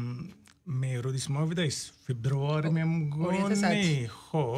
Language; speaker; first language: Georgian; non-native, learner; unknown